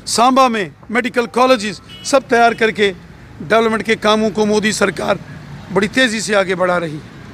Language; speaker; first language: Hindi; non-native, local second language; Dogri